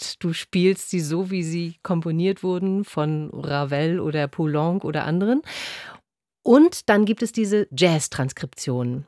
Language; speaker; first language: German; native; German